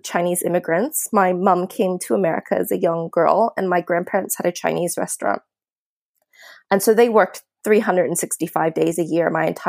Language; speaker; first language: English; native; English